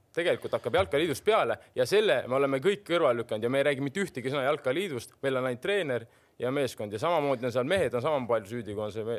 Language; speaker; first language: Estonian; native; Estonian